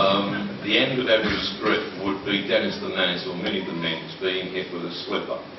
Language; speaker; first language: English; native; English